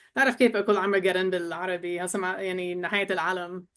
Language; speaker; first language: Arabic; non-native, learner; English